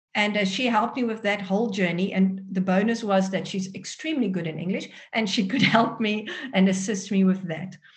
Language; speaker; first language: English; non-native, local second language; Afrikaans